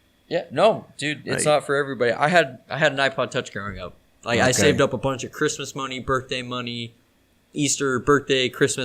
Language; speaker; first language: English; native; English